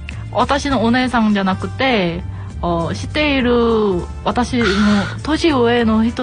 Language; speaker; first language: Japanese; non-native, learner; Korean